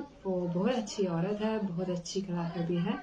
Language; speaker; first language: Hindi; non-native, fluent; Italian